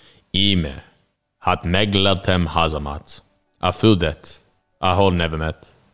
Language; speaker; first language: Hungarian; non-native, learner; English